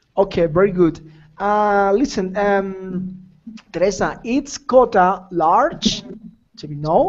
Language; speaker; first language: English; non-native, fluent; Spanish